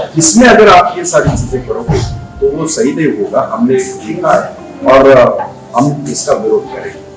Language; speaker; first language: Hindi; non-native, local second language; Marathi